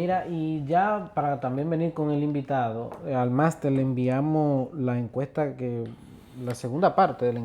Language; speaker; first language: Spanish; native; Spanish